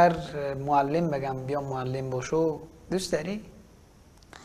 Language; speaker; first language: Persian; native; Persian